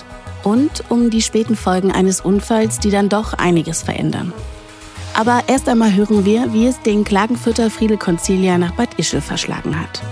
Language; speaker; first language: German; native; German